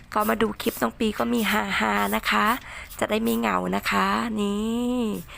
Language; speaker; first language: Thai; non-native, local second language; Northern Khmer